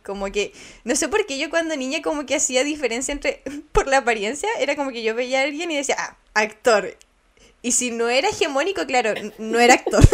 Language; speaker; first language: Spanish; native; Spanish